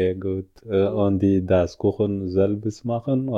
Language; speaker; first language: German; non-native, learner; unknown